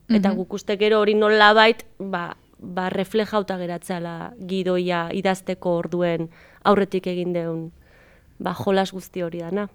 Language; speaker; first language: Basque; native; Basque